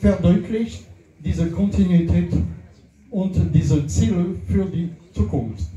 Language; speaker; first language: German; non-native, learner; French